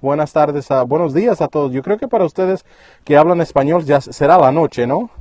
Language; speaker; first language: Spanish; early bilingual, heritage; Spanish